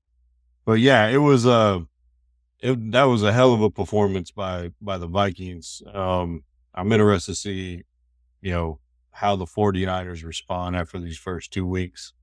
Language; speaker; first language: English; native; English